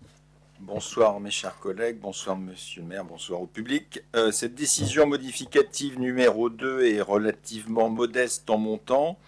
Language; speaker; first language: French; native; French